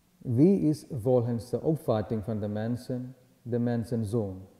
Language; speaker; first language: Dutch; non-native, learner; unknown